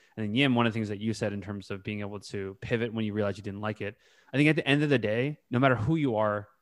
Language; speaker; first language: English; native; English